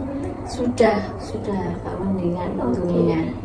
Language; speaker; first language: Indonesian; native; Indonesian